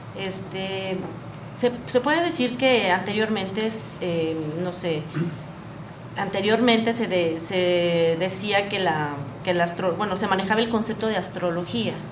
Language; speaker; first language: Spanish; native; Spanish